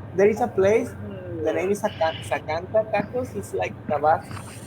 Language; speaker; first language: English; non-native, learner; Spanish